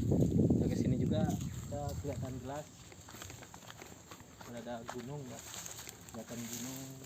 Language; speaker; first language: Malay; non-native, local second language; Sundanese